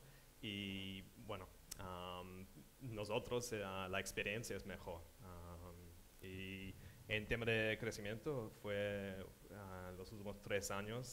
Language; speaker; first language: Spanish; non-native, fluent; English